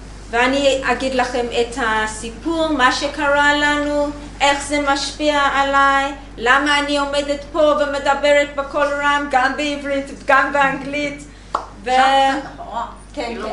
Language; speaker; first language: Hebrew; non-native, learner; English